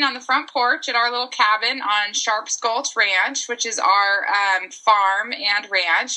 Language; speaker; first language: English; native; English